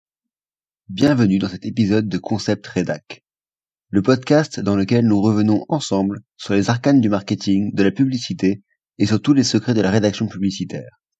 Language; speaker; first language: French; native; French